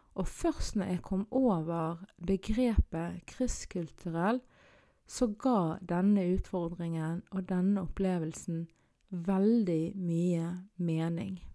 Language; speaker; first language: Norwegian; early bilingual, other home language; Arabic